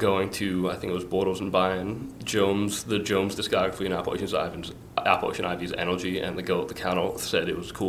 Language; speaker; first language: English; native; English